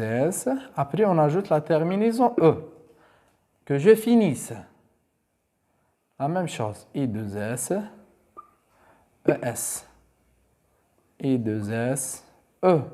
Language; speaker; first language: French; non-native, local second language; Arabic